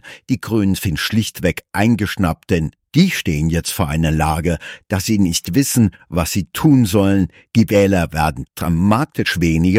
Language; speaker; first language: German; native; German